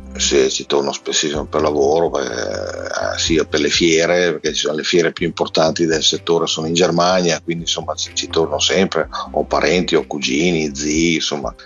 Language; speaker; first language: Italian; early bilingual, other home language; German